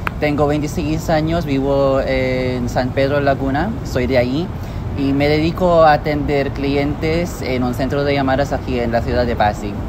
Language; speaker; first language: Spanish; non-native, fluent; Filipino